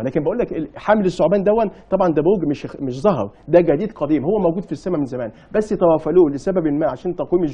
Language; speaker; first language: Arabic; native; Arabic